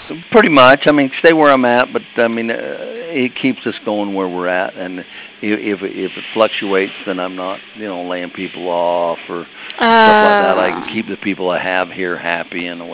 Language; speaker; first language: English; native; English